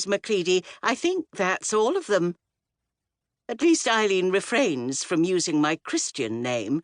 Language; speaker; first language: English; native; English